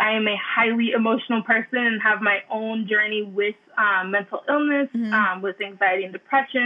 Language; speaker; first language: English; native; English